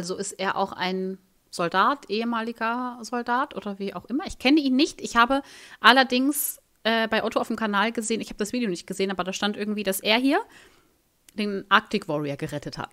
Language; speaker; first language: German; native; German